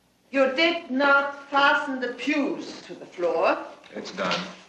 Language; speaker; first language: English; non-native, learner; German